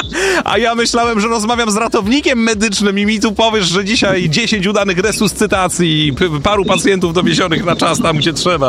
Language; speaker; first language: Polish; native; Polish